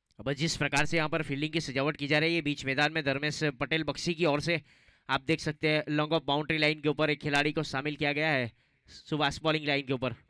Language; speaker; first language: Hindi; non-native, local second language; Gujarati